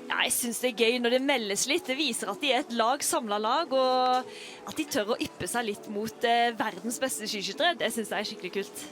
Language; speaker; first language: Norwegian; native; Norwegian